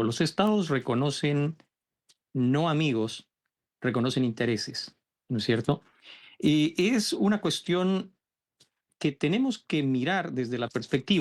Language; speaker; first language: Spanish; native; Spanish